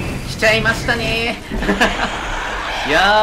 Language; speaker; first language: Japanese; native; Japanese